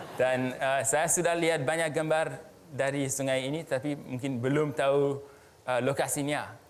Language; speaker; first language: Indonesian; early bilingual, other home language; French